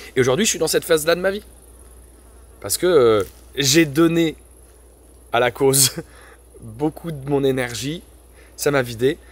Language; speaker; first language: French; native; French